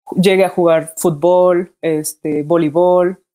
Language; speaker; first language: Spanish; native; Spanish